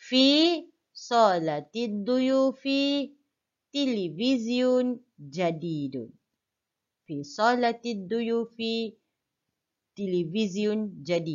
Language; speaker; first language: Arabic; non-native, fluent; Malay